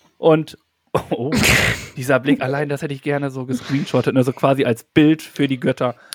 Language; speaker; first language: German; native; German